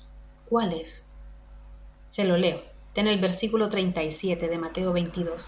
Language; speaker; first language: Spanish; native; Spanish